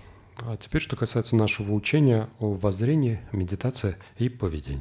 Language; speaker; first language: Russian; native; Russian